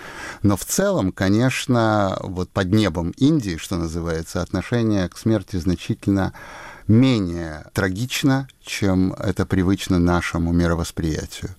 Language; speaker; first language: Russian; native; Russian